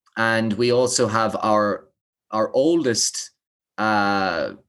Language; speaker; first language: English; native; English